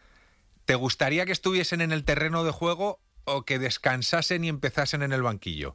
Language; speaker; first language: Spanish; native; Spanish